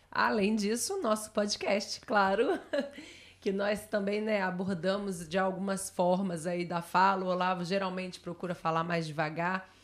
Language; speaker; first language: Portuguese; native; Portuguese